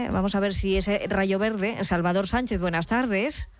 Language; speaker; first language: Spanish; native; Spanish